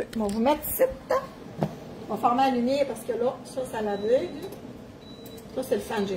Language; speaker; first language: French; native; French